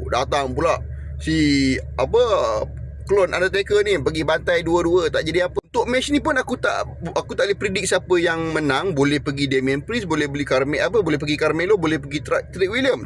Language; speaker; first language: Malay; native; Malay